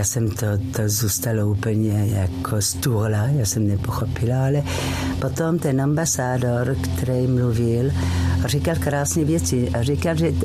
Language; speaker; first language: Czech; non-native, fluent; French